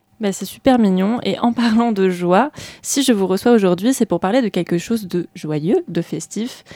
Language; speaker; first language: French; native; French